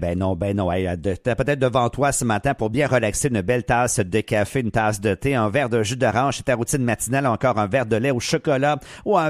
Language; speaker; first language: French; native; French